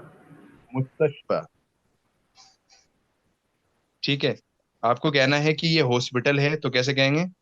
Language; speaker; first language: Hindi; native; Hindi